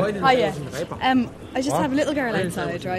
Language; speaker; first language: English; native; English